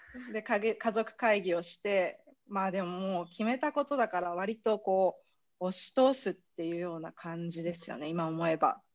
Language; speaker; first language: Japanese; native; Japanese